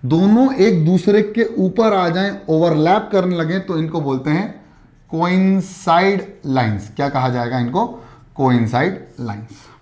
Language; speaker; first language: Hindi; native; Hindi